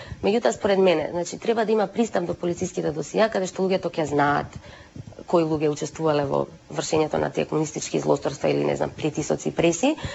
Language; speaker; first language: Macedonian; native; Macedonian